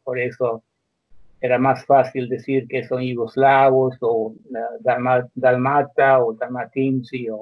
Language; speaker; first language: Spanish; non-native, fluent; Croatian